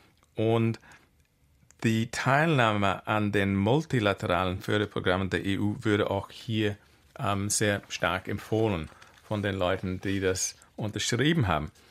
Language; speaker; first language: German; non-native, fluent; English